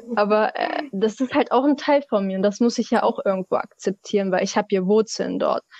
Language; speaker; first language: German; native; German